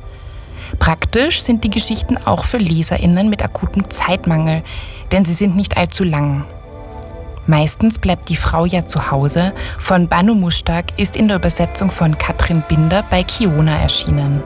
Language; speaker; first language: German; native; German